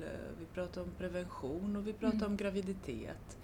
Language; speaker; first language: Swedish; non-native, fluent; Romanian